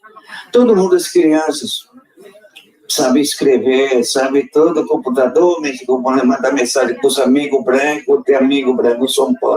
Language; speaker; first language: Portuguese; non-native, local second language; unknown